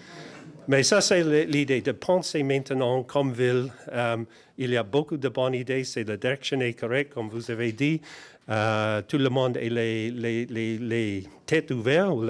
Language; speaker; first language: French; non-native, learner; English